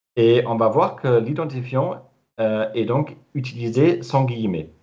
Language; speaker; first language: French; non-native, fluent; German